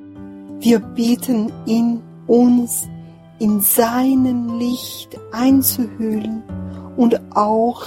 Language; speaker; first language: German; non-native, fluent; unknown